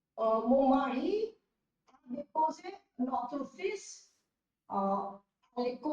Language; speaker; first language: French; non-native, learner; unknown